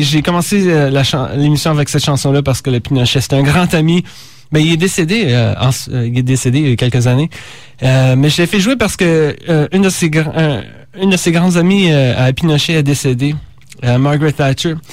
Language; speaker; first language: French; native; French